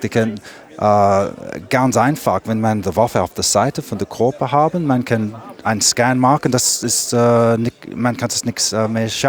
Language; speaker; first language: German; non-native, learner; English